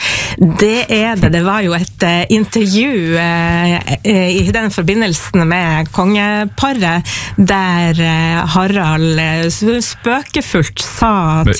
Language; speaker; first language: Norwegian; native; Norwegian